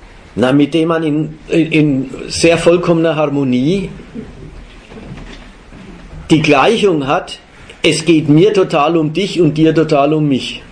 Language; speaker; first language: German; native; German